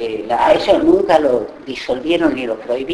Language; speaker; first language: Spanish; native; Spanish